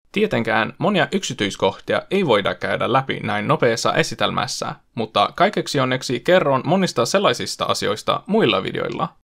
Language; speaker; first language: Finnish; non-native, fluent; Swedish